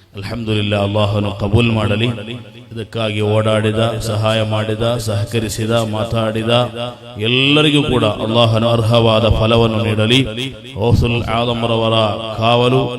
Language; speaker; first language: Kannada; non-native, local second language; Malayalam